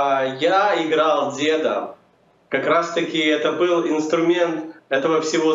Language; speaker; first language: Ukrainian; non-native, learner; Russian